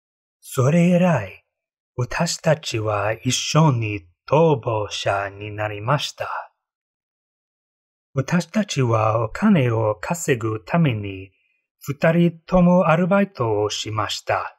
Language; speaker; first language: Japanese; non-native, learner; English